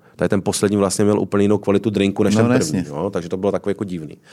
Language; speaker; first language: Czech; native; Czech